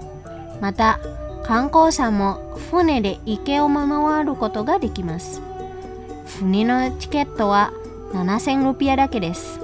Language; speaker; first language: Japanese; non-native, fluent; Indonesian